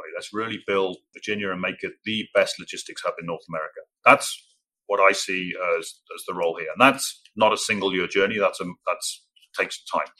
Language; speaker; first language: English; native; English